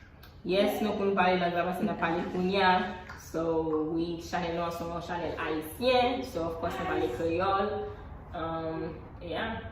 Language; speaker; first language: Haitian Creole; early bilingual, heritage; Haitian Creole